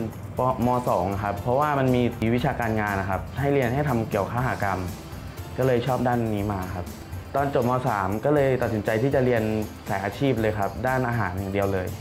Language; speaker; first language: Thai; native; Thai